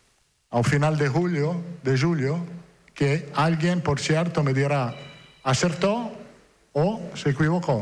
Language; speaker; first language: Portuguese; non-native, fluent; Italian